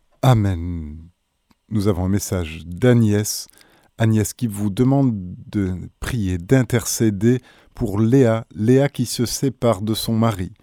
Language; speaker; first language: French; native; French